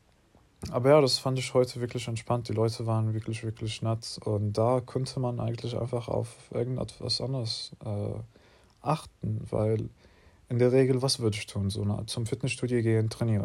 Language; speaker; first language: German; non-native, learner; English